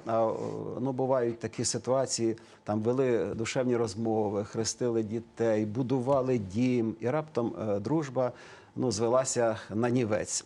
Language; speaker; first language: Ukrainian; native; Ukrainian